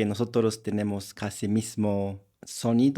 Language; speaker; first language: Spanish; non-native, learner; Japanese